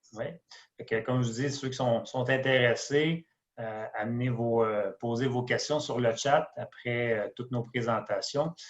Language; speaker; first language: French; native; French